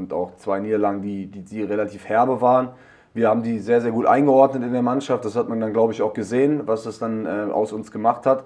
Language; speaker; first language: German; native; German